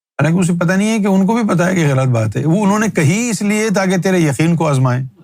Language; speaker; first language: Urdu; native; Urdu